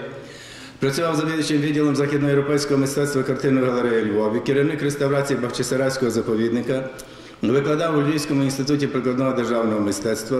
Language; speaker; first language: Ukrainian; native; Ukrainian